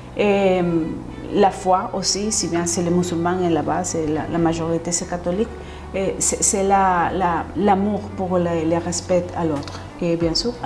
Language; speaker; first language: French; non-native, fluent; Spanish